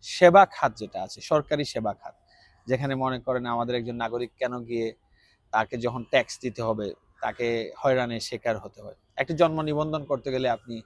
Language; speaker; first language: Bangla; native; Bangla